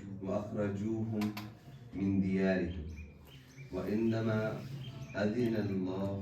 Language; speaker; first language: Arabic; non-native, learner; Urdu